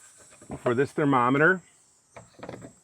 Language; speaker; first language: English; early bilingual, other home language; Spanish